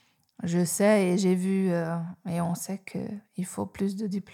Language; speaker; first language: French; non-native, fluent; Hungarian